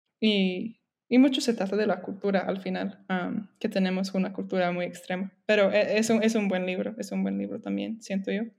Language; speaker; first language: Spanish; non-native, fluent; English